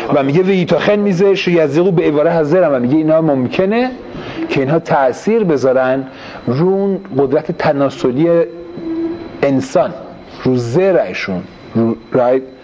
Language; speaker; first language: Persian; early bilingual, heritage; Persian